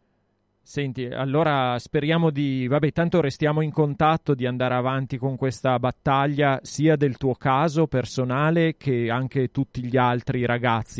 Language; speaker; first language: Italian; native; Italian